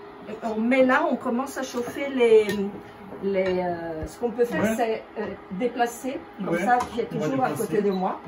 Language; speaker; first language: French; non-native, fluent; Italian